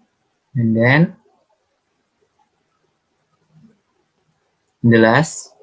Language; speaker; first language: English; non-native, learner; Indonesian